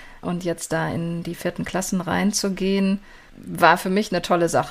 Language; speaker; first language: German; native; German